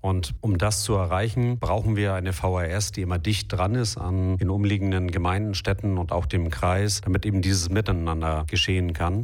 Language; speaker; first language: German; native; German